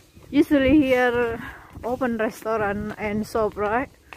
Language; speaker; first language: English; non-native, learner; Indonesian